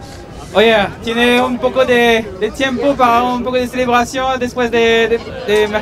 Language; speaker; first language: Spanish; non-native, learner; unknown